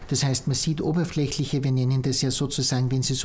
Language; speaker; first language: German; native; German